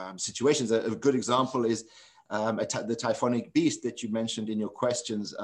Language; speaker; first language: English; non-native, local second language; Afrikaans